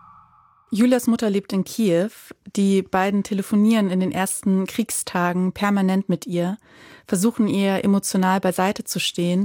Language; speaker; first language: German; native; German